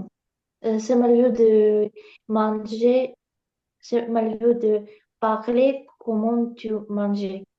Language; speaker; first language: French; non-native, learner; Ukrainian